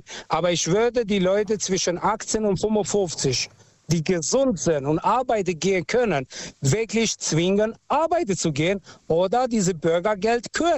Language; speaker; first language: German; non-native, local second language; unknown